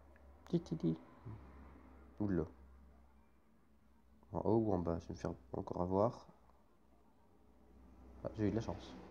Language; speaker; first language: French; native; French